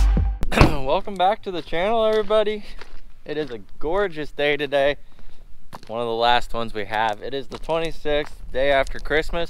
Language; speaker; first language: English; native; English